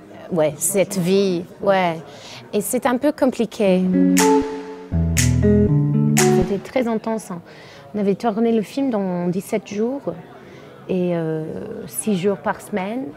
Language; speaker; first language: French; non-native, learner; English